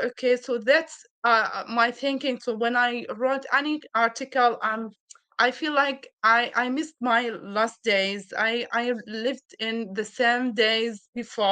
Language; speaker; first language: English; non-native, learner; Arabic